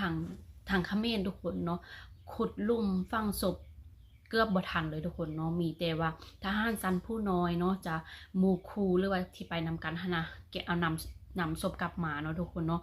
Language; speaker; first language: Thai; non-native, local second language; Northeastern Thai